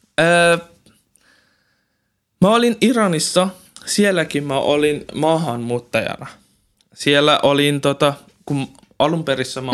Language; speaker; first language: Finnish; non-native, learner; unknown